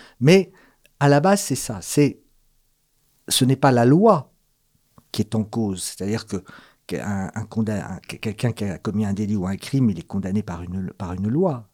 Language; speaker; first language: French; native; French